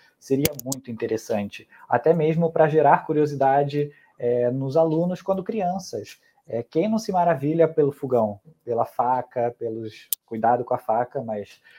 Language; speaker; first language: Portuguese; early bilingual, other home language; Spanish